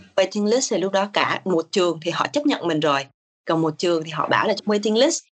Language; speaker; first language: Vietnamese; native; Vietnamese